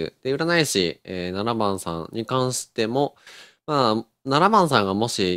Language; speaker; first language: Japanese; native; Japanese